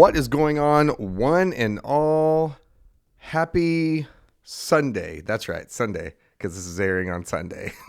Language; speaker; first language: English; native; English